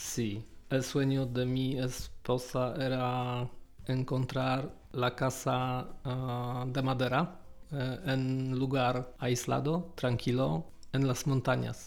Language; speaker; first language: Spanish; non-native, learner; Polish